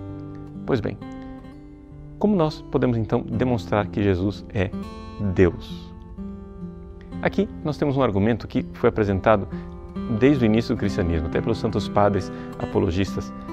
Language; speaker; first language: Portuguese; native; Portuguese